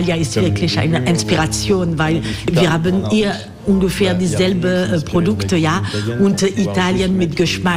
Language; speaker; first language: German; non-native, learner; French